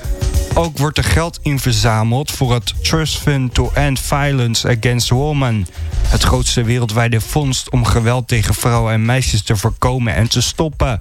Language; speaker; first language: Dutch; native; Dutch